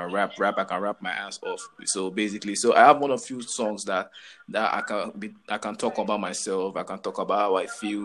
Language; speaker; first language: English; non-native, local second language; Yoruba